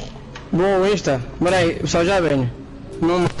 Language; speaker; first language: Portuguese; native; Portuguese